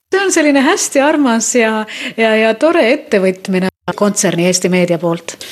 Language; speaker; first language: Estonian; native; Estonian